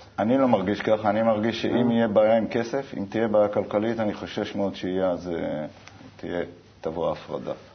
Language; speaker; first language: Hebrew; native; Hebrew